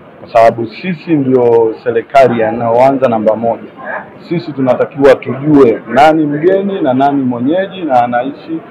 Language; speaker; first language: Swahili; native; Swahili